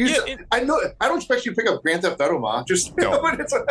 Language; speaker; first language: English; native; English